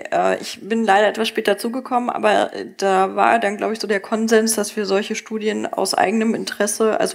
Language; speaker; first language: German; native; German